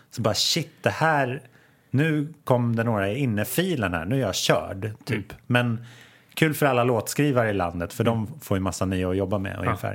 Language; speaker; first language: Swedish; native; Swedish